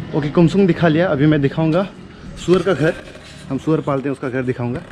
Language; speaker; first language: Hindi; non-native, local second language; Adi